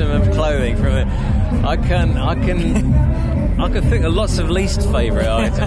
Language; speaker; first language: English; native; English